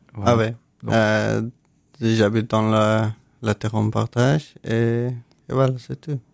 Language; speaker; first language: French; non-native, learner; Persian